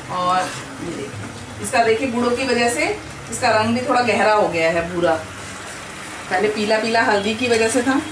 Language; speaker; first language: Hindi; native; Hindi